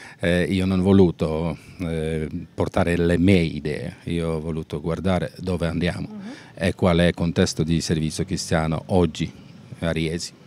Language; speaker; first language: Italian; non-native, learner; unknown